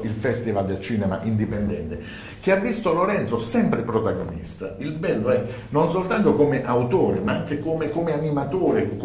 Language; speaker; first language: Italian; native; Italian